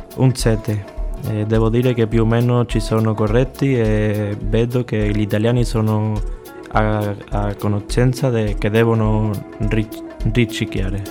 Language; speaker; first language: Italian; non-native, learner; Spanish